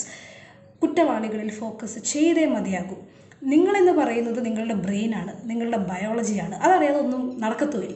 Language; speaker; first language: Malayalam; native; Malayalam